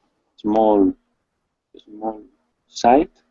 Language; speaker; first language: English; non-native, learner; Spanish